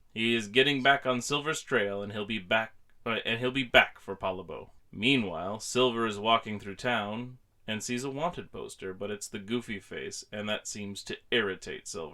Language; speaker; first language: English; native; English